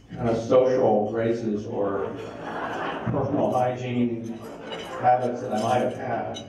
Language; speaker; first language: English; native; English